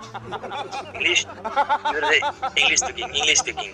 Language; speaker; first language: English; non-native, learner; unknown